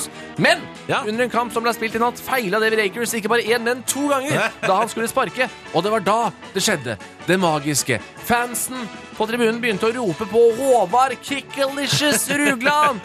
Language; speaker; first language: Norwegian; native; Norwegian